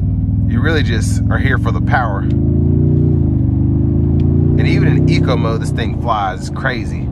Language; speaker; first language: English; native; English